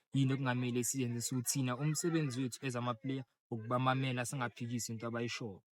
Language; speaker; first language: Zulu; non-native, local second language; Northern Sotho